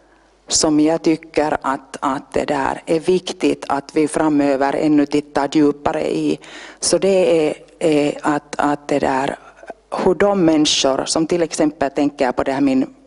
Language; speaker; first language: Swedish; native; Swedish